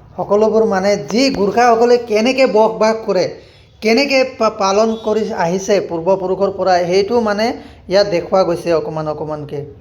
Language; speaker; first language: Assamese; non-native, local second language; Nepali